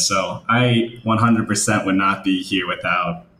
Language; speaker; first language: English; native; English